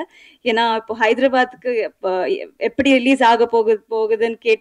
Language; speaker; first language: Tamil; non-native, fluent; Telugu